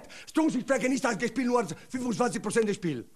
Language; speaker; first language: German; non-native, learner; Italian